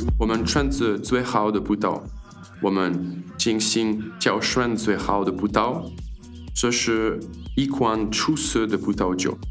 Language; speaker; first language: Chinese; non-native, learner; French